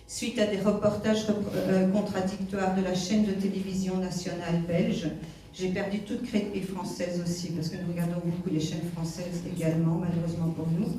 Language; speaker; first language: French; native; French